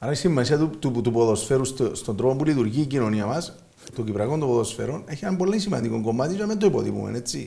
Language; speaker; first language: Greek; native; Greek